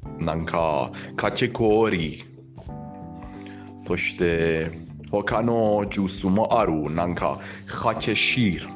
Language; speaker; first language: Japanese; non-native, learner; Persian